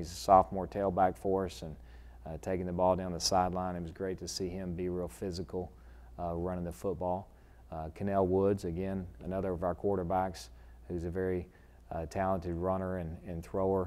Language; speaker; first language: English; native; English